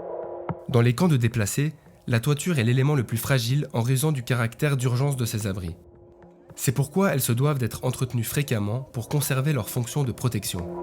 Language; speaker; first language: French; native; French